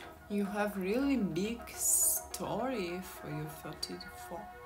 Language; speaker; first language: English; non-native, learner; Russian